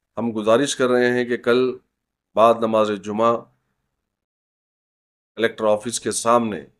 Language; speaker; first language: Urdu; native; Urdu